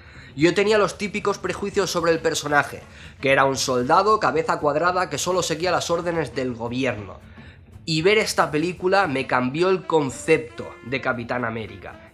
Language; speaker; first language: Spanish; native; Spanish